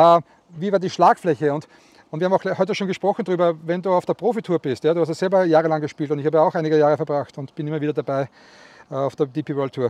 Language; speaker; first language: German; native; German